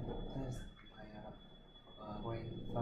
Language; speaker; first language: English; non-native, learner; Vietnamese